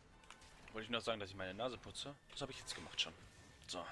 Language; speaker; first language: German; native; German